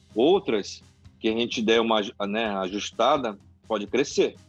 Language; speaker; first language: Portuguese; non-native, local second language; Japanese